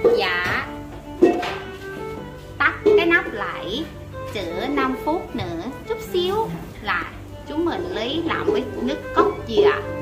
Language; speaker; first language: Vietnamese; non-native, learner; Thai